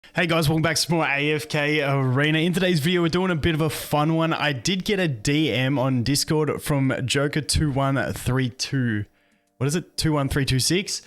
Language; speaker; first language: English; native; English